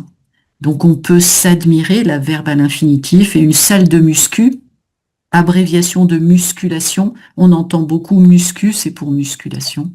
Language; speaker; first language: French; native; French